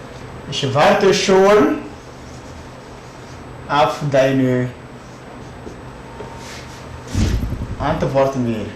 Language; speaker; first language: German; non-native, fluent; French